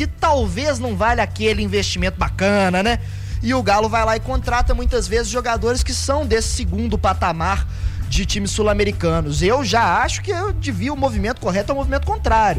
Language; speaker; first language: Portuguese; native; Portuguese